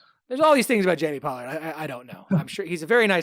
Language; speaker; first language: English; native; English